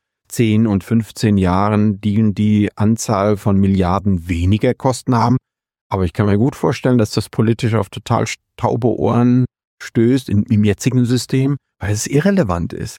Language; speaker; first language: German; native; German